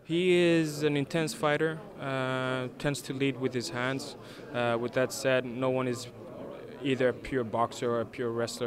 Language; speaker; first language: English; non-native, fluent; Swedish